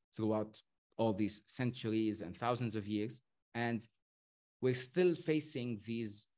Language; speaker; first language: English; non-native, fluent; Arabic